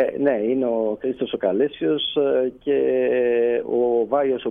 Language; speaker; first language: Greek; native; Greek